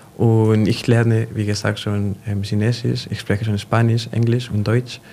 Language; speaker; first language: German; non-native, fluent; Spanish